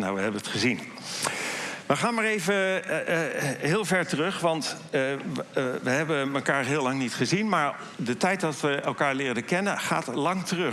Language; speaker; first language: Dutch; native; Dutch